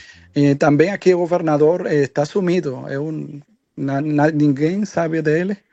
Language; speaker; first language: Portuguese; non-native, learner; Spanish